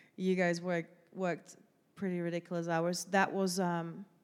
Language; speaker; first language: English; non-native, fluent; Slovak